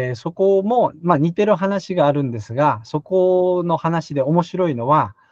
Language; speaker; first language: Japanese; native; Japanese